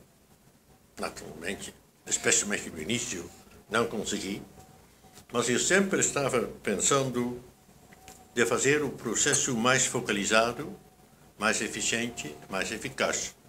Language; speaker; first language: Portuguese; non-native, fluent; Dutch